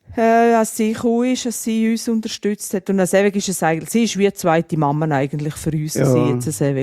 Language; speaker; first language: German; native; German